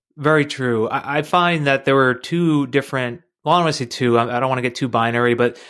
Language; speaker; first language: English; native; English